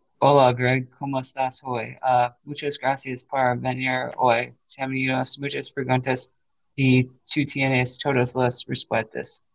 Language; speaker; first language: Spanish; non-native, learner; English